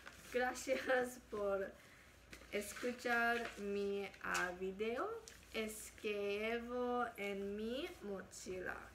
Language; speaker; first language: Spanish; non-native, learner; English